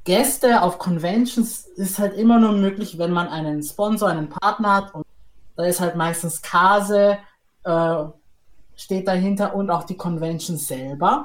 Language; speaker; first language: German; native; German